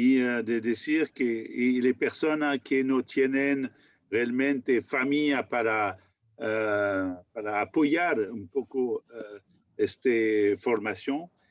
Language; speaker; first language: Spanish; non-native, learner; French